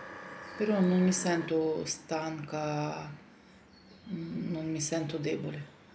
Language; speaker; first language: Italian; non-native, fluent; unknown